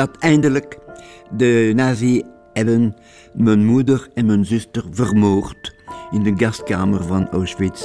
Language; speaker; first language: Dutch; non-native, local second language; French